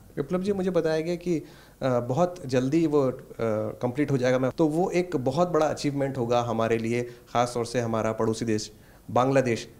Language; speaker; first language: Hindi; native; Hindi